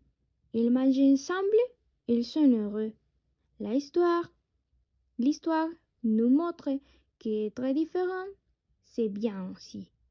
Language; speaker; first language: French; non-native, learner; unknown